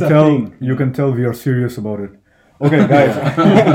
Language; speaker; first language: English; non-native, local second language; Hindi